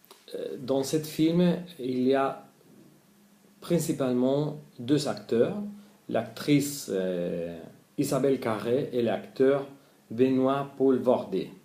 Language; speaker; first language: French; non-native, learner; Spanish